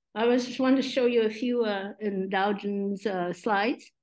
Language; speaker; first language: English; non-native, local second language; Min Nan Chinese